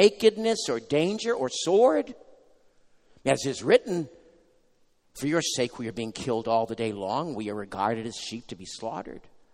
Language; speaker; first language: English; native; English